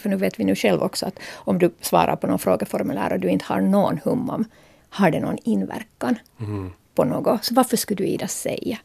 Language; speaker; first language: Swedish; native; Swedish